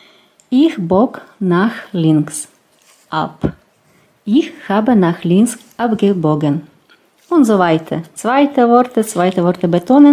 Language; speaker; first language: German; non-native, learner; Russian